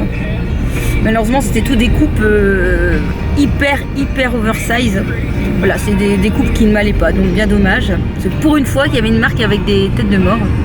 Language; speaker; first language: French; native; French